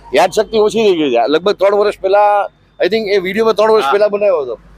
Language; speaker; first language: Gujarati; native; Gujarati